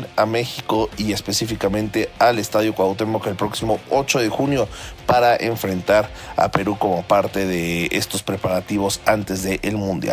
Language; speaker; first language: Spanish; native; Spanish